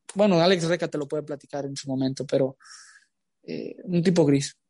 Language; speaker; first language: Spanish; native; Spanish